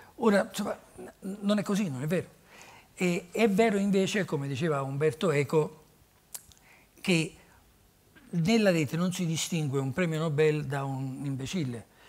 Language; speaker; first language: Italian; native; Italian